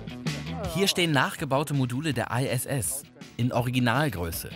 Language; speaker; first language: German; native; German